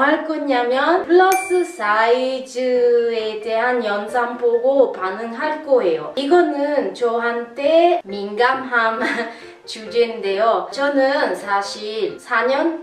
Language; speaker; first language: Korean; non-native, learner; Italian